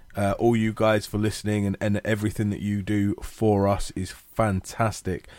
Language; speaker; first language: English; native; English